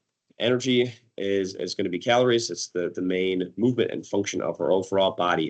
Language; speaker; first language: English; native; English